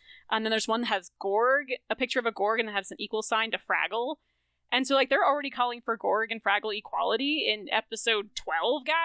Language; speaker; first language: English; native; English